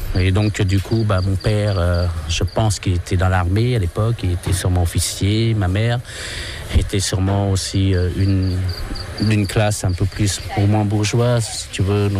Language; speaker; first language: French; non-native, fluent; Khmer